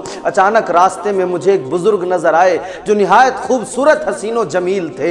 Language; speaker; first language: Urdu; native; Urdu